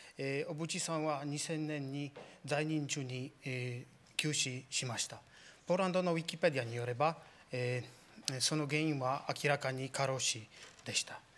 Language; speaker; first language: Japanese; non-native, fluent; Polish